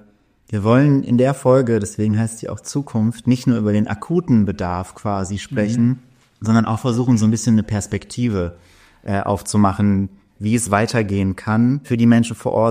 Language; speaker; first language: German; native; German